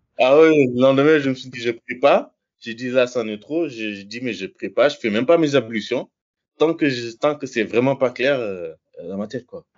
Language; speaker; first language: French; non-native, local second language; Wolof